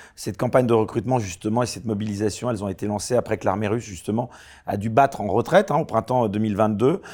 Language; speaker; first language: French; native; French